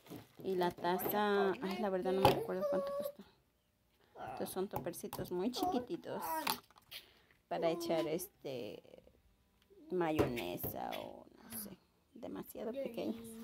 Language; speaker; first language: Spanish; native; Spanish